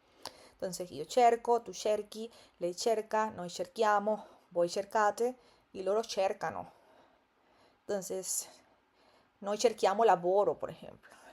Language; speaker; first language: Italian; non-native, fluent; Spanish